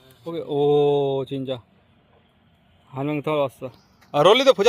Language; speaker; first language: Korean; non-native, learner; Nepali